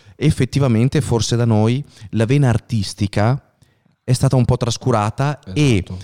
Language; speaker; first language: Italian; native; Italian